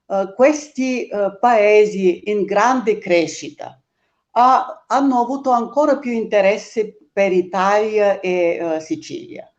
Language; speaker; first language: Italian; non-native, fluent; Bulgarian